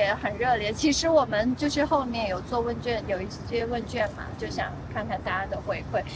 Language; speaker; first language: Chinese; native; Chinese